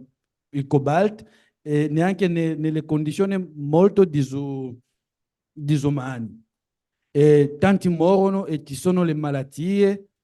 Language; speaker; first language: Italian; non-native, learner; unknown